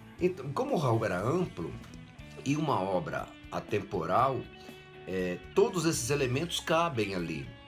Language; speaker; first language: Portuguese; native; Portuguese